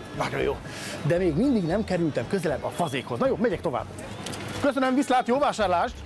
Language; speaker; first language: Hungarian; native; Hungarian